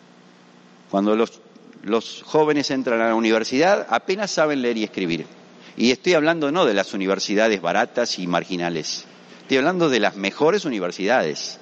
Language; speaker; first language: Spanish; native; Spanish